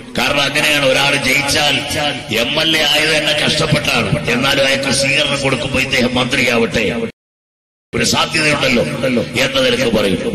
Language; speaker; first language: Malayalam; native; Malayalam